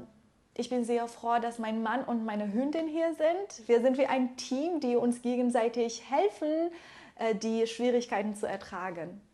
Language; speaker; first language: German; non-native, fluent; Persian